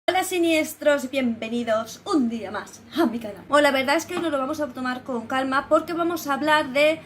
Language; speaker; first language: Spanish; native; Spanish